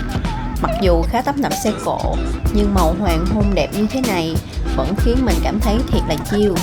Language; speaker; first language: Vietnamese; native; Vietnamese